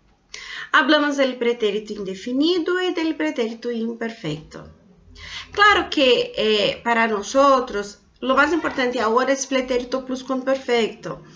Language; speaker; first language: Spanish; non-native, fluent; Portuguese